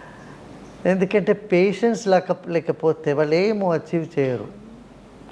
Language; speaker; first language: Telugu; non-native, local second language; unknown